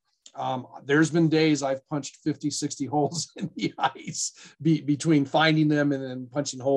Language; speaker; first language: English; native; English